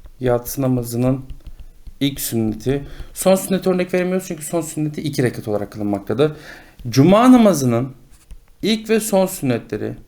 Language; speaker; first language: Turkish; native; Turkish